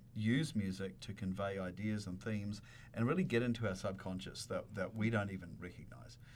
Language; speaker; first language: English; native; English